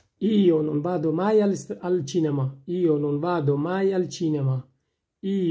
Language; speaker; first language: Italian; non-native, fluent; Persian